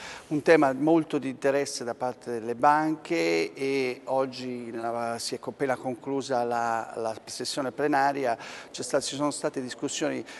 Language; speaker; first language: Italian; native; Italian